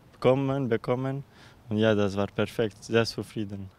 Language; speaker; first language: German; non-native, learner; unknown